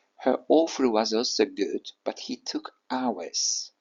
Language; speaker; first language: English; non-native, fluent; Turkish